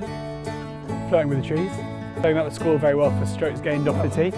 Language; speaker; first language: English; native; English